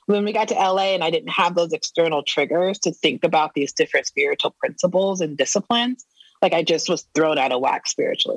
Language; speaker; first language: English; native; English